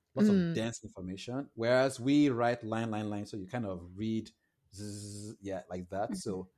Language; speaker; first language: English; non-native, local second language; Yoruba